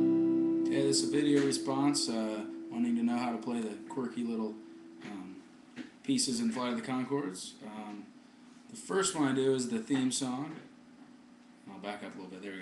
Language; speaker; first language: English; native; English